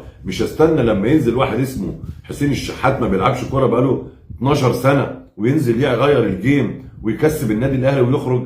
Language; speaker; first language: Arabic; native; Arabic